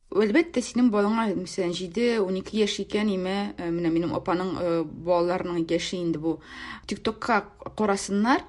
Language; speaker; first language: Tatar; native; Tatar